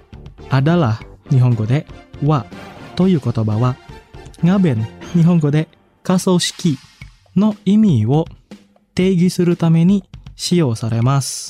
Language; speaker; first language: Japanese; non-native, fluent; Indonesian